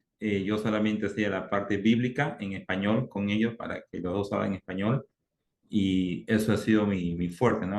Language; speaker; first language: Spanish; native; Spanish